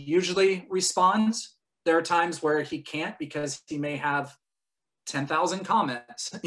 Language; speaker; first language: English; native; English